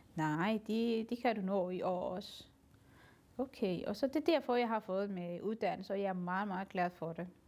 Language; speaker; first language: Danish; non-native, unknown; Somali